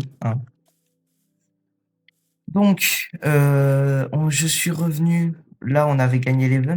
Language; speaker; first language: French; native; French